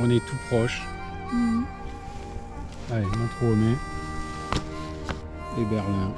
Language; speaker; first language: French; native; French